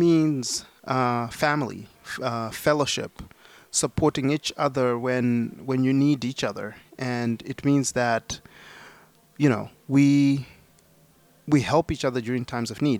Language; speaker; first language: English; non-native, local second language; Shona